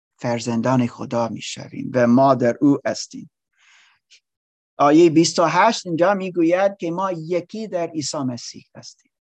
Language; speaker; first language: Persian; non-native, learner; English